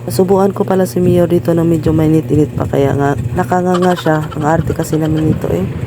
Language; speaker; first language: Filipino; non-native, local second language; Cebuano